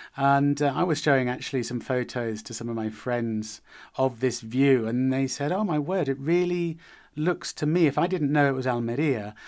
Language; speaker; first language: English; native; English